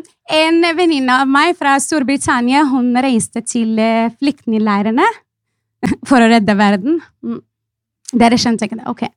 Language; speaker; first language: Norwegian; non-native, fluent; Arabic